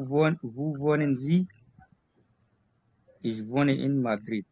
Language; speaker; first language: German; non-native, learner; Arabic